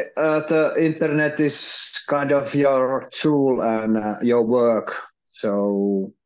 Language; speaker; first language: English; non-native, learner; Finnish